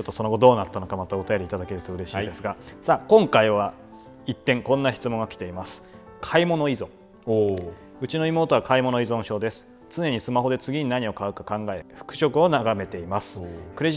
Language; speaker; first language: Japanese; native; Japanese